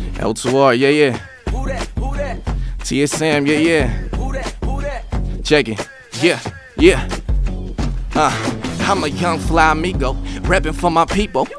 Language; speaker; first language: English; native; English